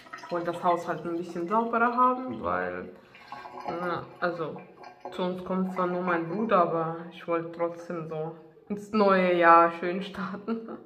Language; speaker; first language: German; non-native, fluent; Russian